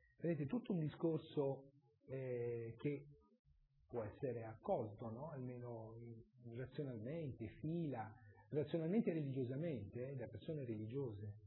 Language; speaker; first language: Italian; native; Italian